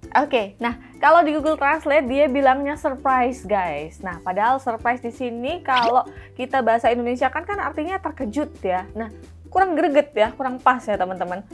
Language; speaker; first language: Indonesian; native; Indonesian